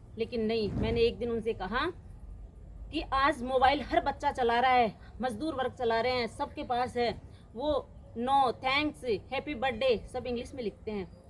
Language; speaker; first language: Hindi; native; Hindi